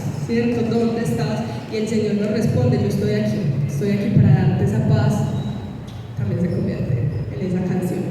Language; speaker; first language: Spanish; native; Spanish